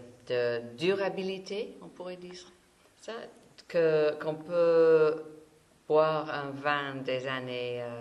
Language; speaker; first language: French; non-native, fluent; English